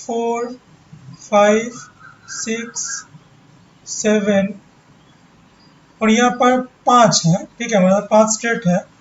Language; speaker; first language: Hindi; non-native, local second language; Bangla